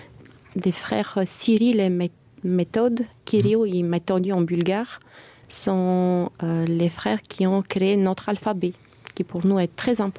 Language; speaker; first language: French; non-native, fluent; Bulgarian